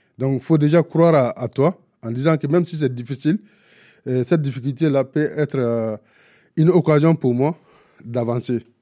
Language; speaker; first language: French; non-native, local second language; Bambara